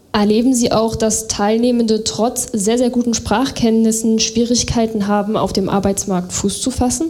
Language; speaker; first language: German; native; German